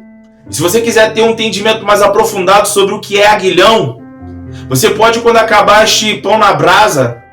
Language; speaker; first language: Portuguese; native; Portuguese